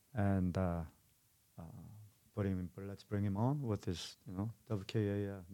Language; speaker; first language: English; non-native, fluent; Korean